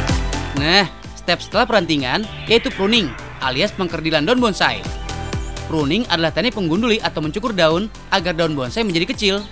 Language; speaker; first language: Indonesian; native; Indonesian